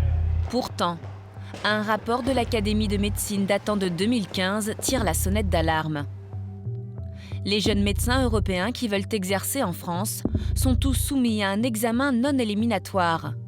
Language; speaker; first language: French; native; French